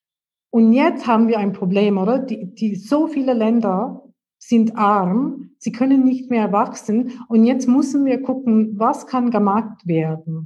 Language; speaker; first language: German; non-native, fluent; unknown